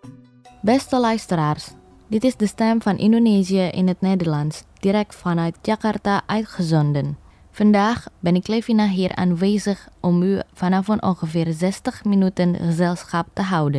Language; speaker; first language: Dutch; non-native, fluent; Indonesian